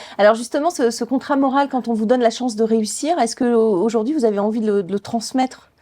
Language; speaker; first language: French; native; French